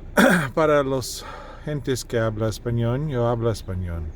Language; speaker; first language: Spanish; non-native, learner; English